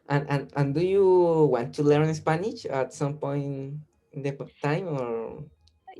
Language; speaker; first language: English; non-native, learner; Spanish